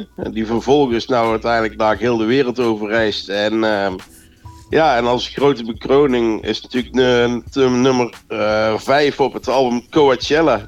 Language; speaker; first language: Dutch; native; Dutch